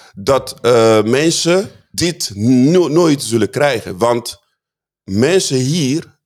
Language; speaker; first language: Dutch; non-native, fluent; Swahili